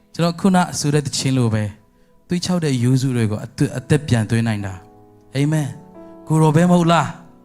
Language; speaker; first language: Burmese; non-native, local second language; Tedim Chin